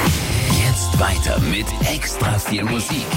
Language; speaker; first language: German; native; German